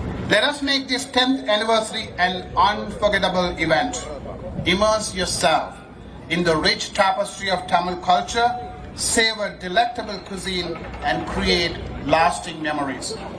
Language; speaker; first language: English; non-native, local second language; Tamil